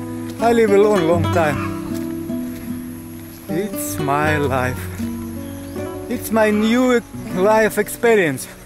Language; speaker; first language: English; non-native, learner; Russian